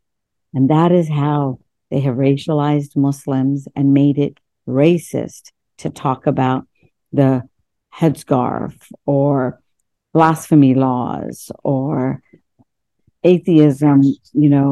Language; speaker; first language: English; early bilingual, other home language; Urdu